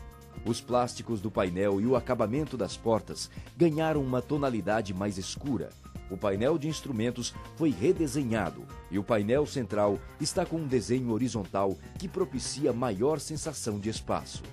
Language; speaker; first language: Portuguese; native; Portuguese